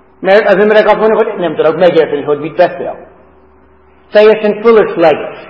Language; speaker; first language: Hungarian; non-native, learner; English